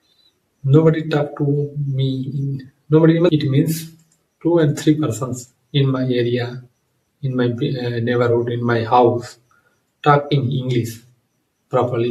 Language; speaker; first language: English; non-native, learner; Hindi